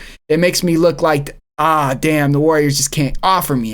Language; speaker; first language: English; native; English